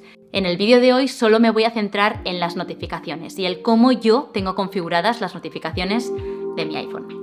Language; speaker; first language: Spanish; native; Spanish